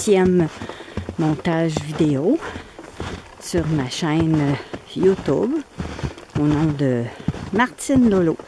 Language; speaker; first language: French; native; French